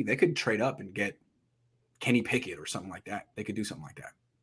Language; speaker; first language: English; native; English